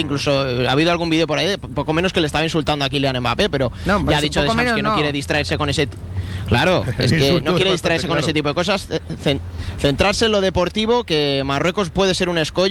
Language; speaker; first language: Spanish; native; Spanish